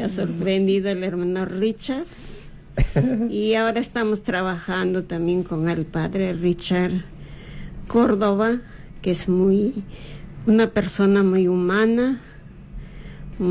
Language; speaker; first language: Spanish; native; Spanish